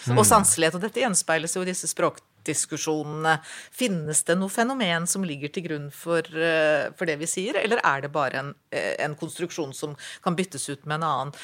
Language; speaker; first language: Norwegian; native; Norwegian